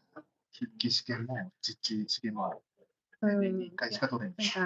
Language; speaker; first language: Japanese; native; Japanese